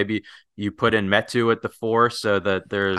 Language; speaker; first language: English; native; English